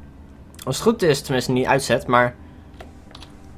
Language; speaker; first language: Dutch; native; Dutch